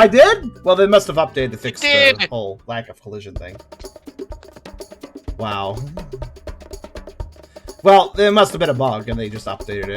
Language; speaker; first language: English; native; English